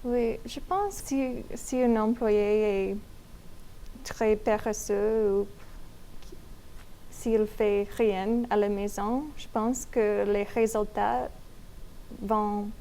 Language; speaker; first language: French; non-native, learner; English